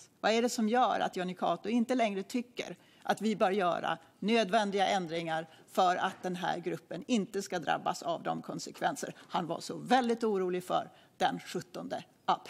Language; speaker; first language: Swedish; native; Swedish